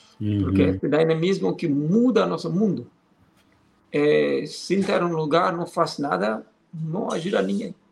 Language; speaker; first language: Portuguese; non-native, fluent; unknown